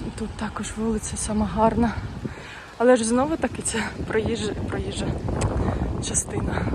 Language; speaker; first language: Ukrainian; non-native, local second language; Russian